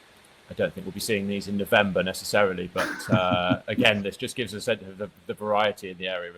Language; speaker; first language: English; native; English